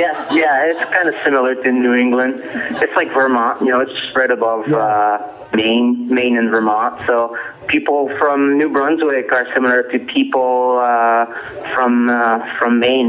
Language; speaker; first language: English; non-native, fluent; French